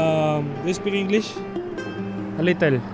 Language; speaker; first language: English; non-native, local second language; Filipino